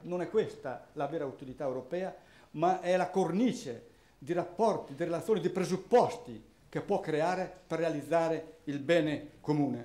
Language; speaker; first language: Italian; early bilingual, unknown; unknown